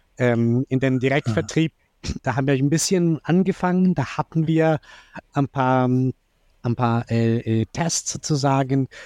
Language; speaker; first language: German; non-native, fluent; Spanish